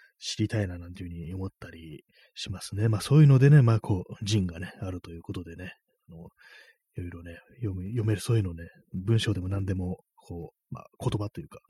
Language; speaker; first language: Japanese; native; Japanese